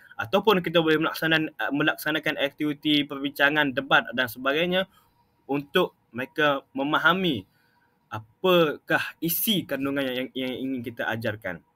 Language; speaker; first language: Malay; native; Malay